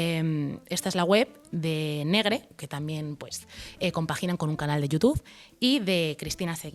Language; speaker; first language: Spanish; native; Spanish